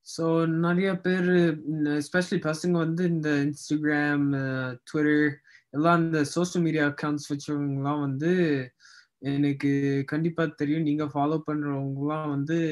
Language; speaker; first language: Tamil; early bilingual, heritage; Tamil